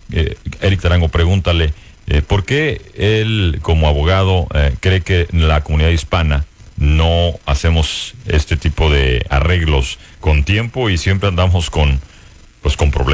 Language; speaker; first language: Spanish; native; Spanish